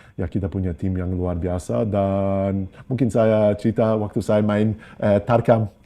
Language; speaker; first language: Indonesian; non-native, fluent; English